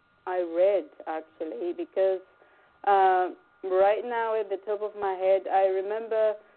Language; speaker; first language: English; non-native, local second language; Shona